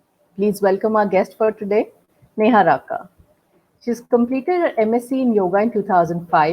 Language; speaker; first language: English; non-native, local second language; Hindi